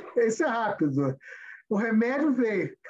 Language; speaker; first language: Portuguese; native; Portuguese